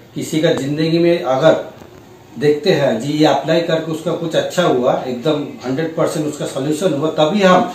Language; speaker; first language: Hindi; non-native, local second language; Bangla